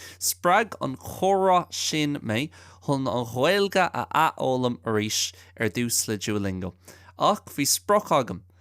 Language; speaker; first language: Irish; non-native, local second language; English